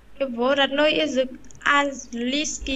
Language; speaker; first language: Russian; non-native, learner; Vietnamese